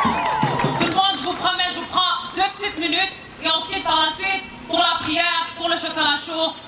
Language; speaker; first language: French; native; French